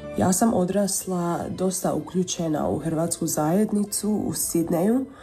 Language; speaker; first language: Croatian; early bilingual, heritage; Croatian